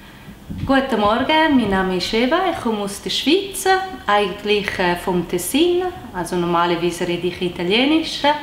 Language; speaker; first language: German; non-native, local second language; Italian